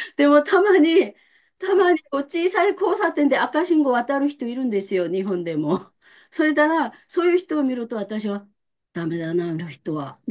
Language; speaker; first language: Japanese; non-native, fluent; Korean